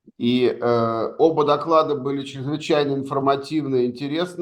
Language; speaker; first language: Russian; native; Russian